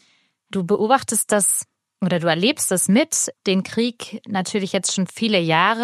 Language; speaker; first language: German; native; German